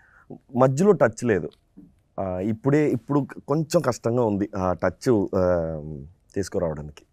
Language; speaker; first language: Telugu; non-native, fluent; Tamil